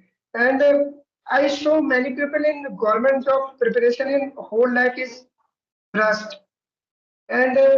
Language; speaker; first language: English; non-native, learner; Hindi